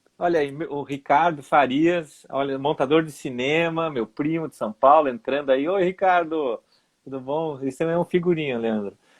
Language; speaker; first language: Portuguese; native; Portuguese